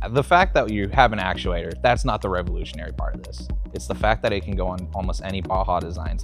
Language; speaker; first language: English; native; English